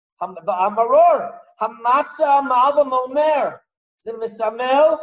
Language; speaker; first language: Hebrew; non-native, fluent; English